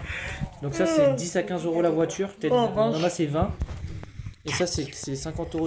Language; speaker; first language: French; native; French